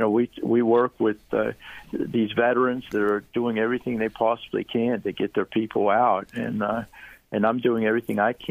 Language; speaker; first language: English; early bilingual, other home language; Greek